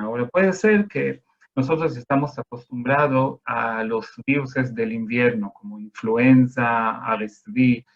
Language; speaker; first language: Spanish; non-native, fluent; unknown